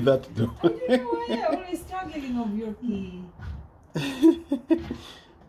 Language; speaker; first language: English; non-native, learner; Filipino